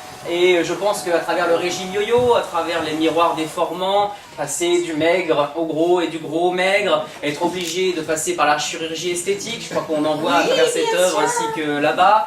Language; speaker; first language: French; native; French